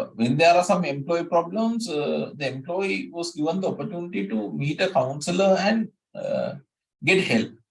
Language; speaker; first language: English; non-native, local second language; Sinhala